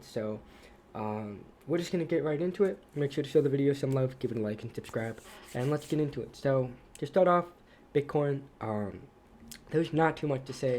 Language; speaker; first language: English; native; English